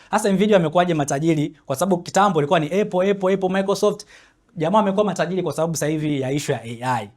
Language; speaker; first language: Swahili; native; Swahili